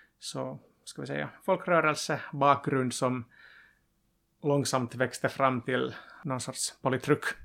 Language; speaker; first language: Swedish; non-native, local second language; Finnish